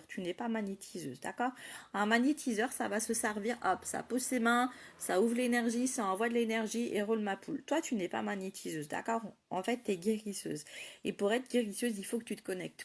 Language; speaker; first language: French; native; French